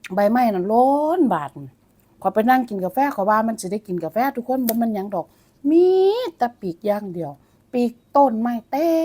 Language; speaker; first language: Thai; native; Thai